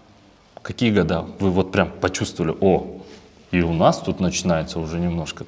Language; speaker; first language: Russian; native; Russian